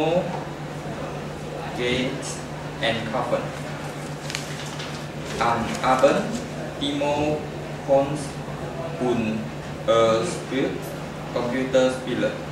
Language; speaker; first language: German; non-native, learner; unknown